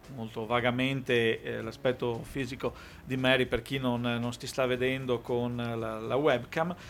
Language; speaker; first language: Italian; native; Italian